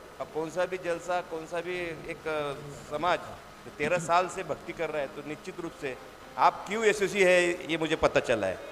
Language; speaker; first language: Hindi; non-native, local second language; Marathi